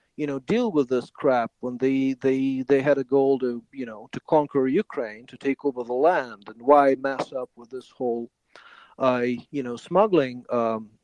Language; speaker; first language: English; non-native, fluent; Ukrainian